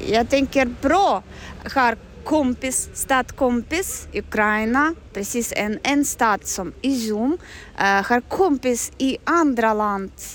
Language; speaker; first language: Swedish; non-native, learner; Ukrainian